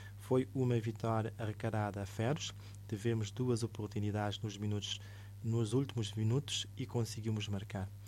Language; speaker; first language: Portuguese; non-native, local second language; Kabuverdianu